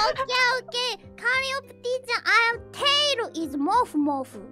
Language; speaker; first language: English; non-native, learner; Japanese